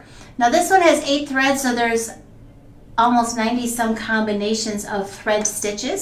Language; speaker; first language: English; native; English